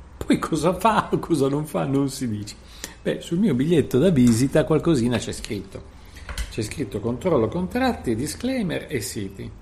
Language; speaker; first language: Italian; native; Italian